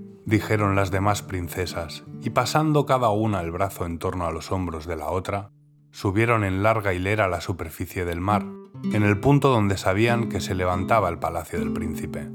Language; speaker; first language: Spanish; native; Spanish